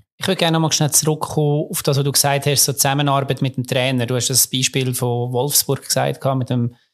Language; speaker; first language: German; native; German